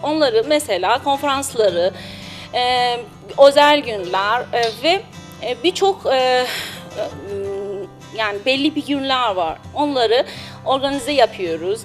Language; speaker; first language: Turkish; non-native, learner; Persian